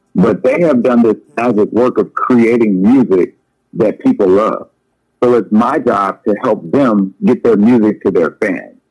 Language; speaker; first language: English; native; English